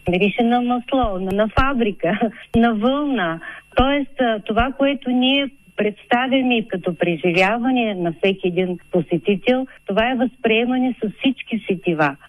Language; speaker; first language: Bulgarian; native; Bulgarian